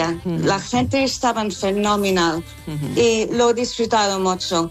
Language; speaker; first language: Spanish; non-native, learner; English